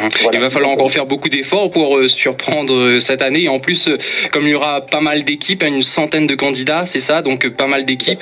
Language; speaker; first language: French; native; French